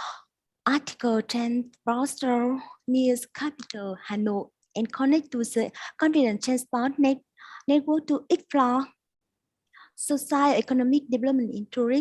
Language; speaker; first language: English; non-native, learner; Vietnamese